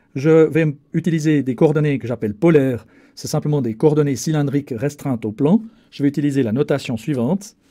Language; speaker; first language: French; native; French